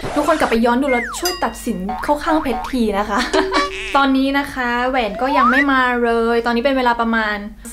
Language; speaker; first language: Thai; native; Thai